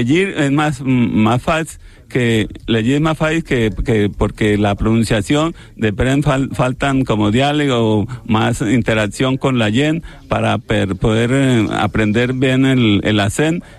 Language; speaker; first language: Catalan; non-native, learner; Spanish